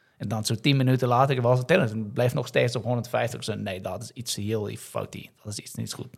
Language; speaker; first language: Dutch; non-native, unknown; English